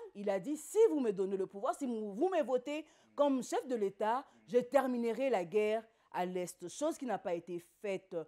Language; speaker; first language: French; non-native, local second language; Lingala